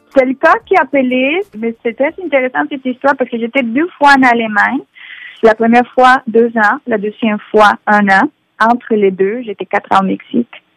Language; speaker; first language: French; non-native, fluent; Spanish